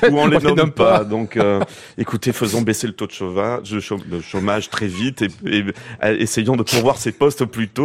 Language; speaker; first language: French; native; French